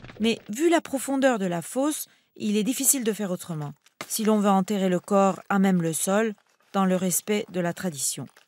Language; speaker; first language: French; non-native, fluent; Turkish